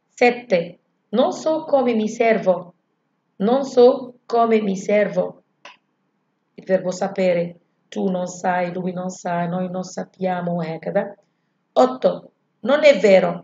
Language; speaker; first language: Italian; non-native, learner; Arabic